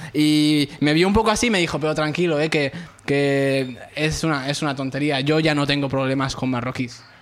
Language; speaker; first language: Spanish; early bilingual, other home language; Arabic